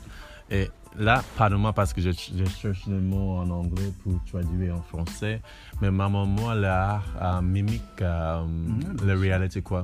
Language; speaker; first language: French; non-native, learner; English